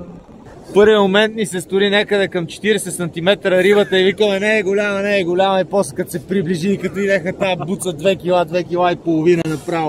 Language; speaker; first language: Bulgarian; native; Bulgarian